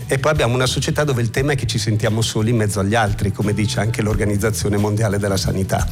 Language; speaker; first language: Italian; native; Italian